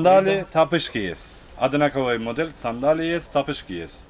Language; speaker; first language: Russian; non-native, learner; Turkish